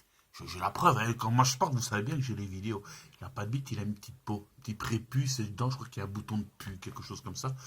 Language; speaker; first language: French; native; French